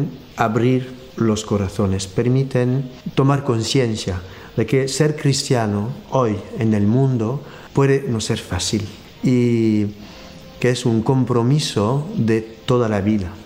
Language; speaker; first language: Spanish; non-native, fluent; French